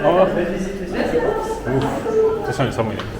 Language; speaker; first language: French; non-native, fluent; Japanese